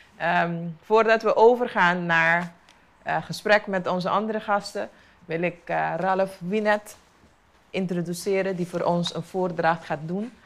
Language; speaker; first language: Dutch; non-native, local second language; Papiamento